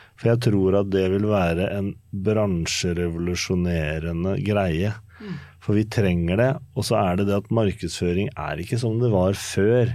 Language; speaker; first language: Norwegian; native; Norwegian